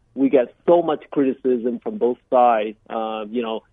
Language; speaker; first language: English; early bilingual, other home language; Vietnamese